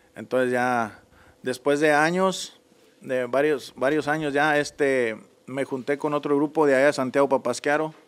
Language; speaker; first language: Spanish; native; Spanish